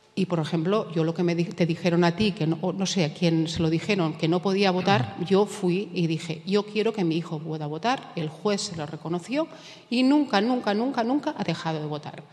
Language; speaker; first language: Spanish; native; Spanish